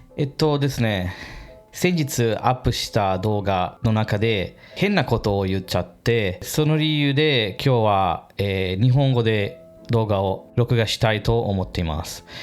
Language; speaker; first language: Japanese; non-native, fluent; English